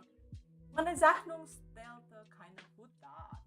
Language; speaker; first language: German; non-native, learner; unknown